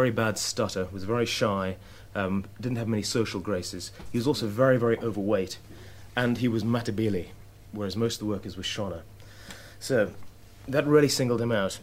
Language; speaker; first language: English; native; English